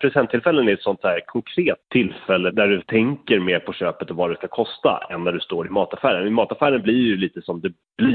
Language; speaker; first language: Swedish; native; Swedish